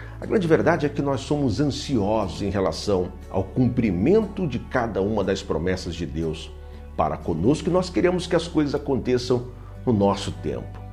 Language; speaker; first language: Portuguese; native; Portuguese